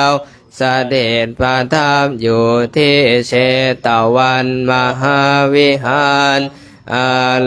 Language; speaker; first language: Thai; native; Thai